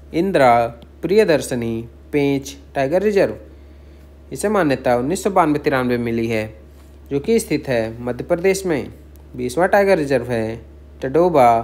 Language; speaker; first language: Hindi; native; Hindi